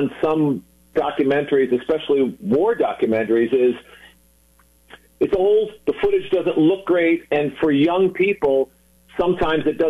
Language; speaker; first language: English; native; English